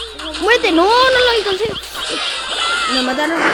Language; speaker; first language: Spanish; native; Spanish